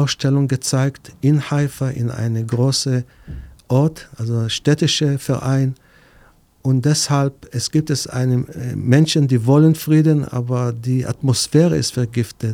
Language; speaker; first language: German; non-native, fluent; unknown